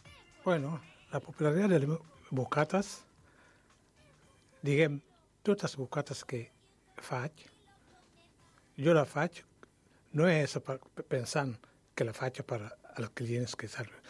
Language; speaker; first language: Catalan; non-native, learner; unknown